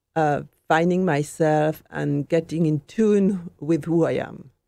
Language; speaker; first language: English; non-native, fluent; French